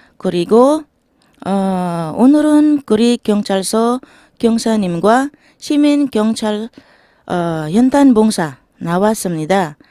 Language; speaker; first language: Korean; non-native, learner; Filipino